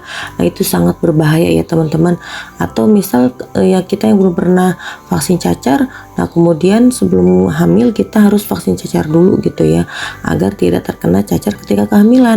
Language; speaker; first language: Indonesian; native; Indonesian